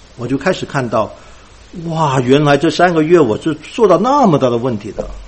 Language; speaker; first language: Chinese; non-native, local second language; Cantonese